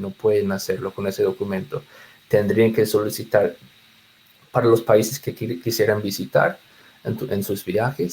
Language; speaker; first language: Spanish; non-native, fluent; English